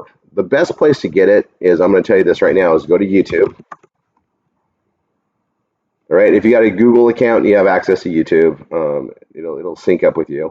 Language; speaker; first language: English; native; English